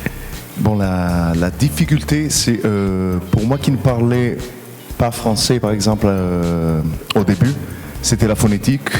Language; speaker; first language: French; non-native, fluent; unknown